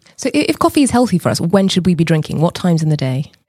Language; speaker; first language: English; native; English